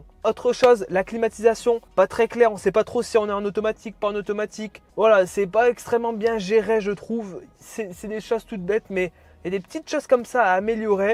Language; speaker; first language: French; native; French